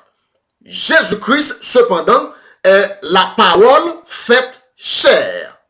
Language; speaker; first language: French; non-native, local second language; Haitian Creole